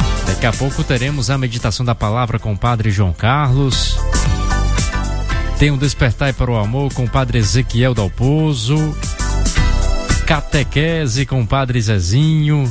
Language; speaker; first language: Portuguese; native; Portuguese